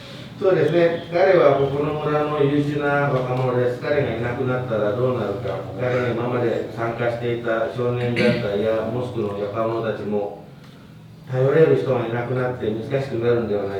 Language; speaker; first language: Japanese; non-native, fluent; Indonesian